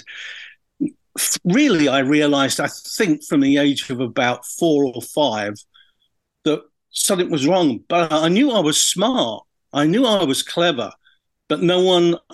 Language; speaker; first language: English; native; English